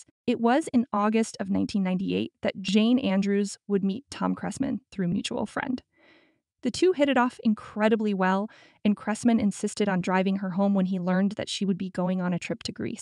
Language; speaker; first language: English; native; English